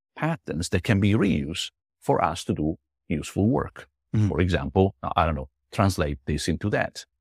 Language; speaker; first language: English; non-native, fluent; Italian